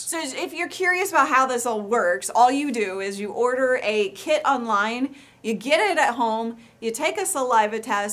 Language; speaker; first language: English; native; English